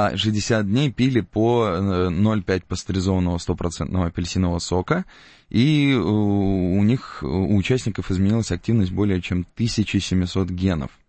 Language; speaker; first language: Russian; native; Russian